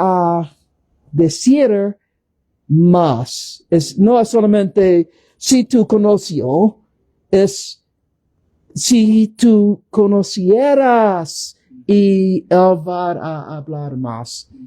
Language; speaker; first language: Spanish; non-native, learner; English